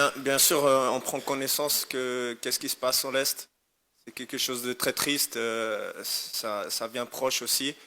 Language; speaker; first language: French; non-native, fluent; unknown